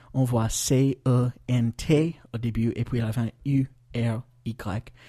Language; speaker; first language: French; non-native, fluent; English